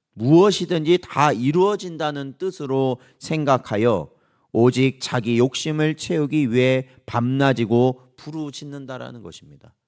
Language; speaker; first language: Korean; native; Korean